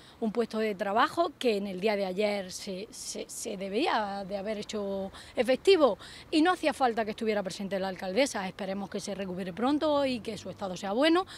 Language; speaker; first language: Spanish; native; Spanish